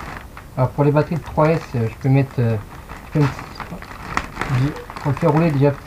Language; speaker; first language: French; native; French